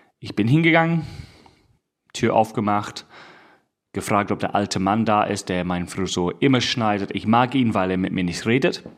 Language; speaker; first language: German; non-native, fluent; English